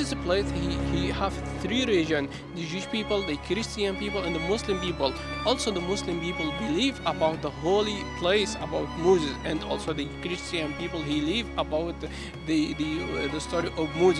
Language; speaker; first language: English; non-native, learner; Arabic